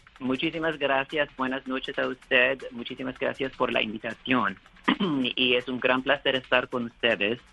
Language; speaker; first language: Spanish; non-native, learner; English